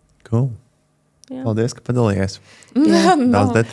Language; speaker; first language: Latvian; native; Latvian